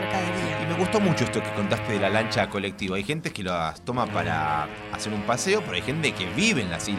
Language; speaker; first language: Spanish; native; Spanish